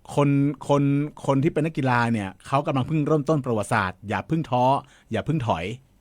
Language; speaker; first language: Thai; native; Thai